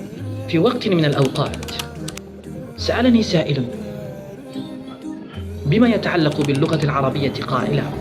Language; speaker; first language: Arabic; non-native, fluent; Indonesian